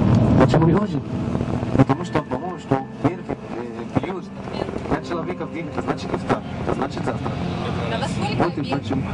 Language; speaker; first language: Russian; non-native, fluent; Arabic